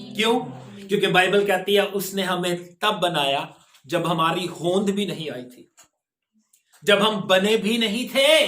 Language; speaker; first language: Hindi; non-native, local second language; Punjabi